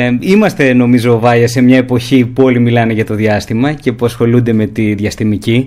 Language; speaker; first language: Greek; native; Greek